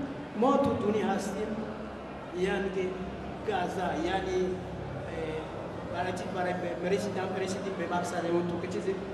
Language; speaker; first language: Persian; non-native, learner; Malagasy